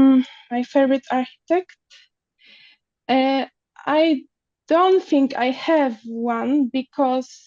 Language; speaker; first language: English; non-native, learner; Polish